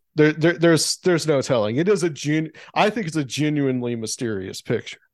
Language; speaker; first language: English; native; English